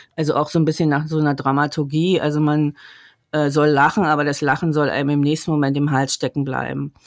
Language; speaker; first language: German; native; German